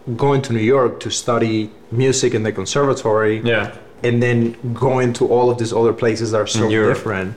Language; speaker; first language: English; non-native, fluent; Spanish